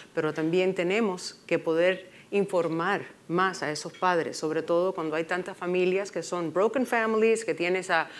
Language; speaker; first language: Spanish; early bilingual, heritage; Spanish